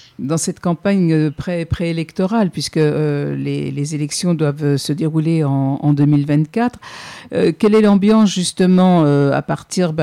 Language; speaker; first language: French; native; French